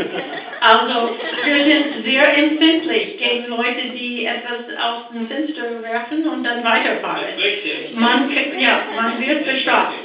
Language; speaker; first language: German; non-native, fluent; English